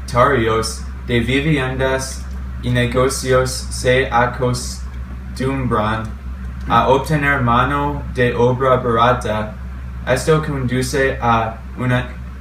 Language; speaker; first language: Spanish; non-native, learner; English